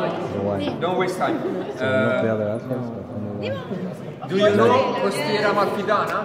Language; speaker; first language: English; non-native, fluent; Italian